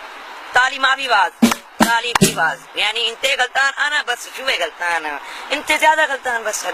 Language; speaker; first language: Arabic; non-native, learner; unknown